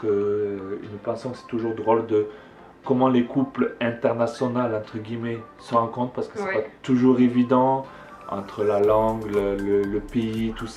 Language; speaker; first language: French; native; French